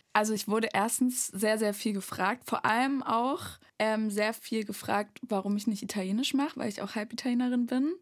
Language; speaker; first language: German; native; German